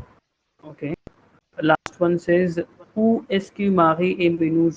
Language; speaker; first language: French; non-native, fluent; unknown